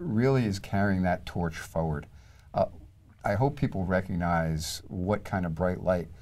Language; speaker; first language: English; native; English